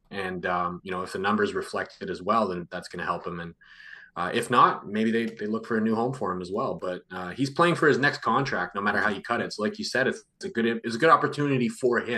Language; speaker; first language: English; native; English